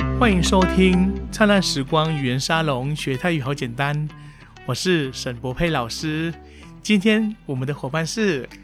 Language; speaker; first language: Chinese; early bilingual, heritage; Chinese